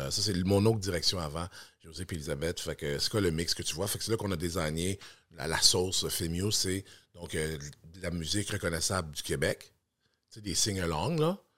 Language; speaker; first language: French; native; French